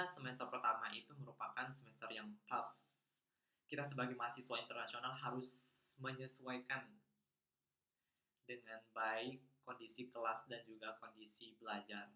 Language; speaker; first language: Indonesian; non-native, local second language; Balinese